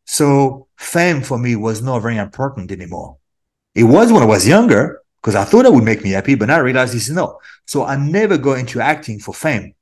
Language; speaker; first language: English; non-native, fluent; French